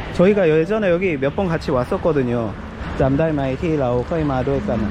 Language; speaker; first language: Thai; non-native, fluent; Korean